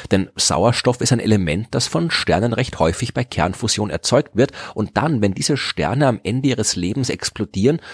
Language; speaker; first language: German; native; German